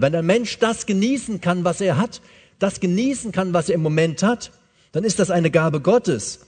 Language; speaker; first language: German; native; German